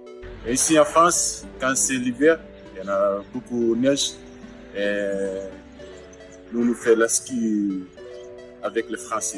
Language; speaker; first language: French; non-native, local second language; Fijian